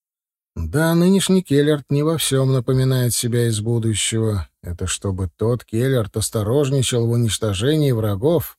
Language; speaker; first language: Russian; native; Russian